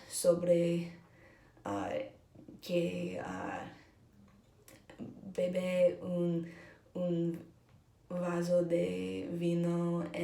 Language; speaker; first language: Spanish; non-native, learner; English